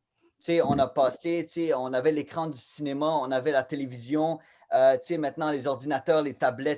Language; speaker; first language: French; native; French